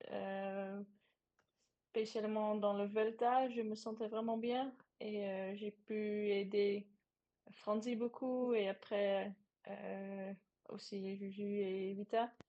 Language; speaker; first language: French; non-native, learner; Dutch